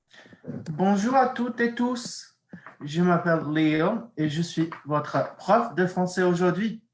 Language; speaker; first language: French; non-native, fluent; English